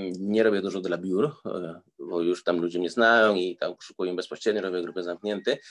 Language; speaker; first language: Polish; early bilingual, heritage; Spanish